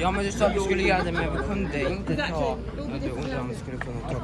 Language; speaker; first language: Swedish; early bilingual, other home language; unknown